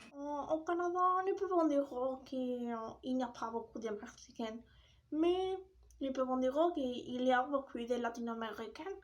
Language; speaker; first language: French; non-native, learner; Spanish